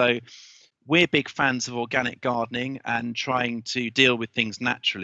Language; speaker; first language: English; native; English